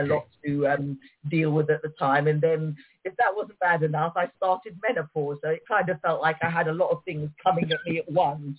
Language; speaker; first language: English; native; English